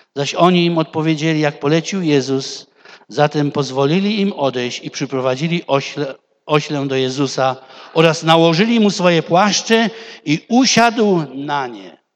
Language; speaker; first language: Polish; native; Polish